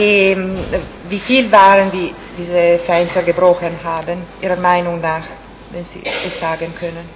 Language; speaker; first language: German; non-native, fluent; Italian